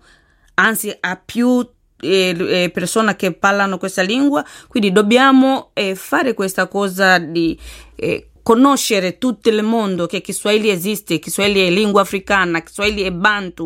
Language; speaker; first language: Italian; non-native, learner; Swahili